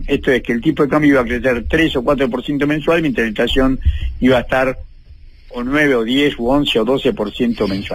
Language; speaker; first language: Spanish; native; Spanish